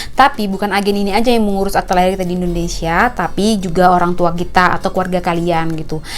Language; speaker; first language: Indonesian; native; Indonesian